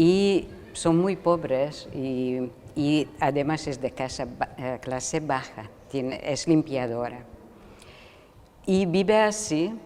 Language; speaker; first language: Spanish; non-native, fluent; Hungarian